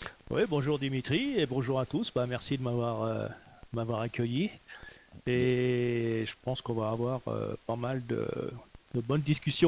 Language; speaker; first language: French; native; French